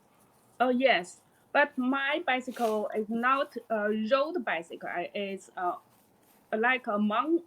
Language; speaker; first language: English; non-native, learner; Chinese